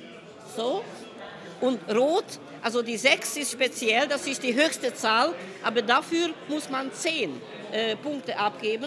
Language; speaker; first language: German; non-native, fluent; Hungarian